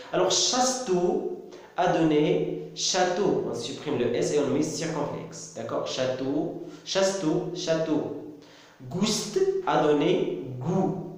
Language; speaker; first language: French; non-native, local second language; Arabic